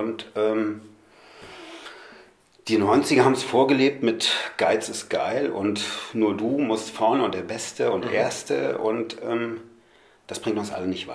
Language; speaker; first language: German; native; German